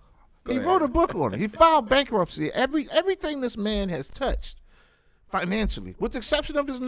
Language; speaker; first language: English; native; English